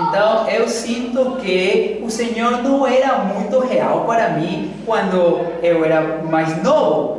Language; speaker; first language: Portuguese; non-native, fluent; Spanish